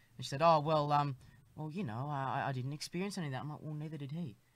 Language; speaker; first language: English; native; English